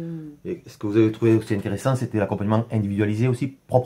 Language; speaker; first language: French; native; French